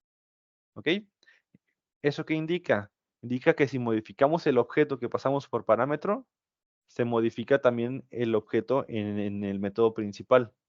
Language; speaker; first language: Spanish; native; Spanish